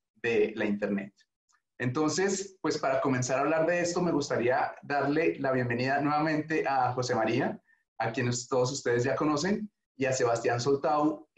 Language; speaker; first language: Spanish; native; Spanish